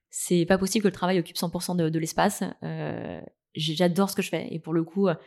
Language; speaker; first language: French; native; French